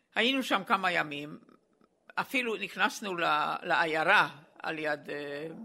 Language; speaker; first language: Hebrew; non-native, fluent; Slovak